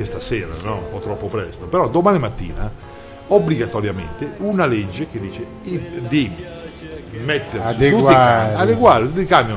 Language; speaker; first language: Italian; native; Italian